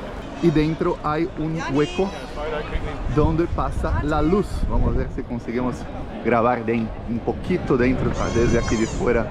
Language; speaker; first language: Spanish; non-native, fluent; Portuguese